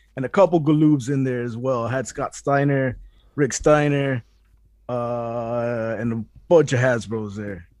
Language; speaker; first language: English; early bilingual, other home language; Spanish